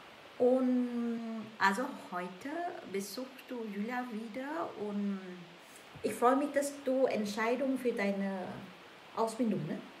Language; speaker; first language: German; non-native, learner; Vietnamese